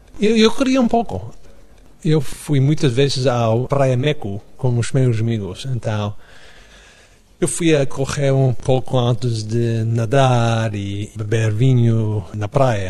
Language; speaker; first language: Portuguese; non-native, learner; English